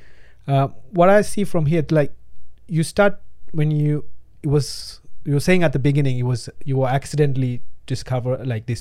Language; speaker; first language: English; non-native, local second language; Tamil